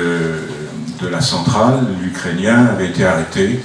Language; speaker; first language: French; native; French